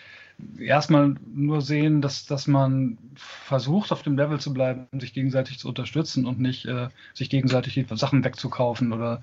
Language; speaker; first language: German; native; German